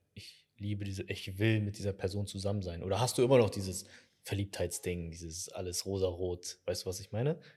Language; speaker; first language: German; early bilingual, other home language; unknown